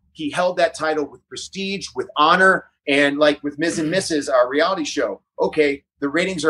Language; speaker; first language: English; native; English